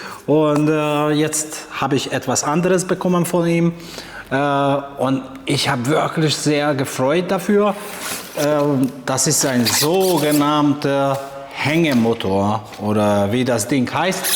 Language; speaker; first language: German; non-native, fluent; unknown